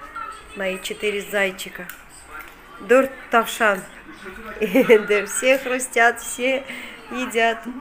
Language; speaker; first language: Russian; native; Russian